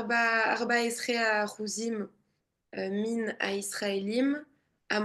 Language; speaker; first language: Hebrew; non-native, learner; French